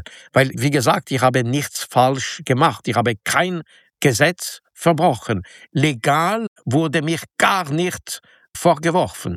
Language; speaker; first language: German; non-native, local second language; French